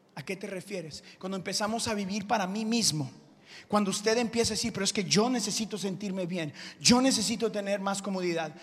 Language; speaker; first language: Spanish; early bilingual, heritage; Spanish